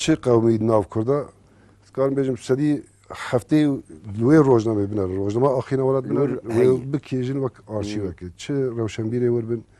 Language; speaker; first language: Kurdish; native; Kurdish